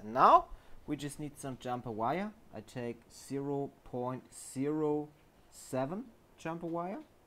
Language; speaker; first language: English; non-native, fluent; German